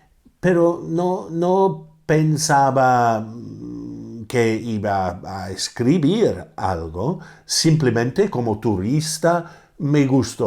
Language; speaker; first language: Spanish; non-native, fluent; English